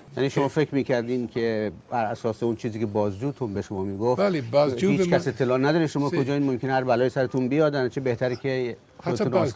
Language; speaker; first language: Persian; native; Persian